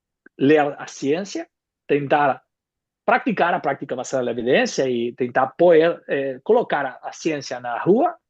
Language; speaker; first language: Portuguese; non-native, fluent; Spanish